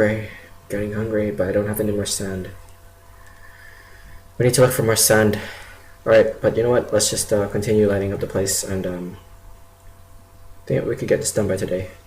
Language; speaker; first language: English; native; English